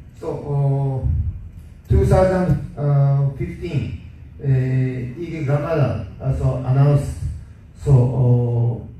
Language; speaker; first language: English; non-native, learner; Japanese